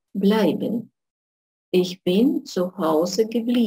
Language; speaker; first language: German; non-native, fluent; Russian